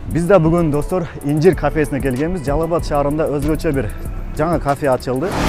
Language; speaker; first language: Kyrgyz; native; Kyrgyz